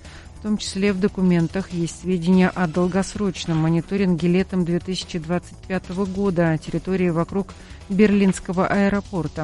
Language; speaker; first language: Russian; native; Russian